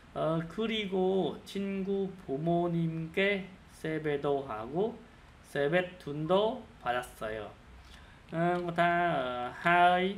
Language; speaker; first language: Korean; non-native, fluent; Khmer